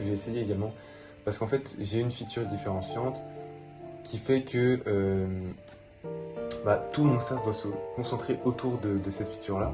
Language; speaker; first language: French; native; French